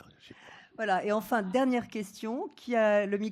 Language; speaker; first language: French; native; French